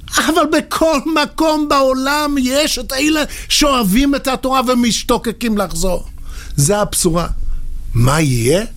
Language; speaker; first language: Hebrew; non-native, local second language; English